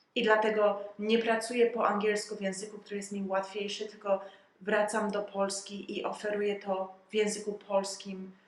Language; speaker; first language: Polish; early bilingual, heritage; Polish